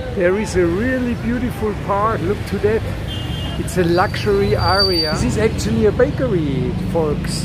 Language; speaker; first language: English; non-native, fluent; German